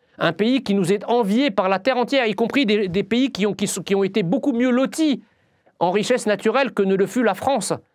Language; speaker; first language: French; early bilingual, other home language; Arabic